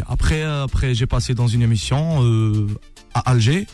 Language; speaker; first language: French; non-native, local second language; Arabic